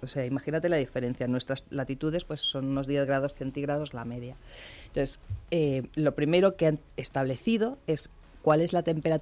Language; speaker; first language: Spanish; native; Spanish